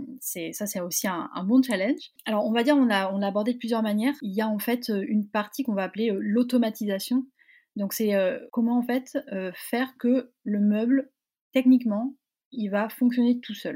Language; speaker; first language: French; native; French